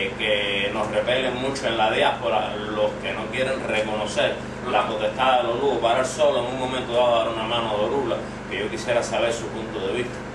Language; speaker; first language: Spanish; native; Spanish